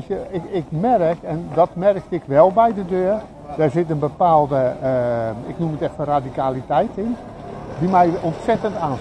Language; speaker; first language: Dutch; native; Dutch